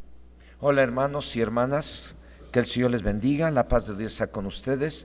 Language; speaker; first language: Spanish; native; Spanish